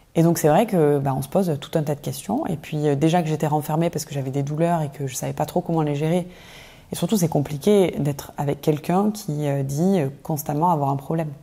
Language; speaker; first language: French; native; French